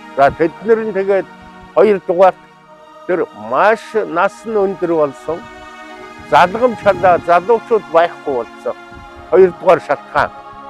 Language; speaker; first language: Mongolian; native; Mongolian